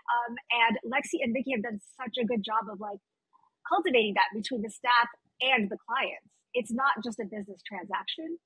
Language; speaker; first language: English; native; English